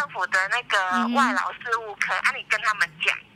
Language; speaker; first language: Chinese; native; Chinese